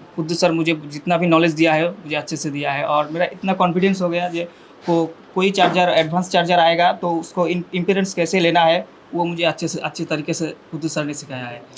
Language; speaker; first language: Hindi; non-native, local second language; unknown